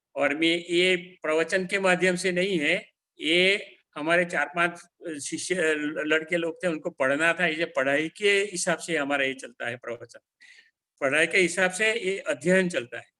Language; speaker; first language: Hindi; non-native, local second language; Gujarati